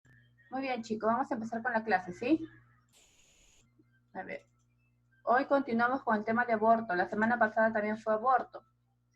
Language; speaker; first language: Spanish; native; Spanish